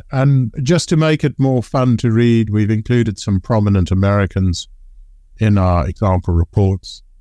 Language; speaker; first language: English; native; English